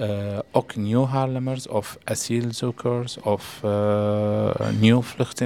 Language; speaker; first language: Dutch; non-native, learner; Arabic